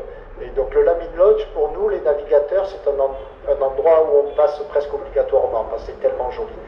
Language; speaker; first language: French; native; French